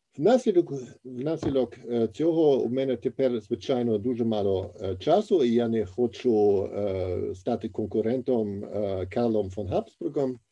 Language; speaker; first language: Ukrainian; non-native, fluent; German